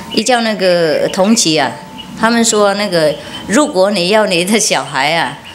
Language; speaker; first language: Chinese; non-native, fluent; Vietnamese